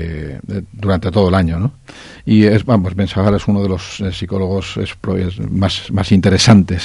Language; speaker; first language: Spanish; native; Spanish